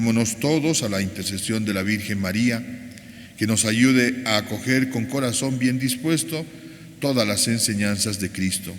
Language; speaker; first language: Spanish; native; Spanish